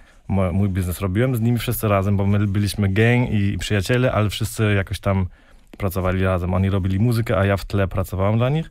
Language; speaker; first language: Polish; early bilingual, heritage; German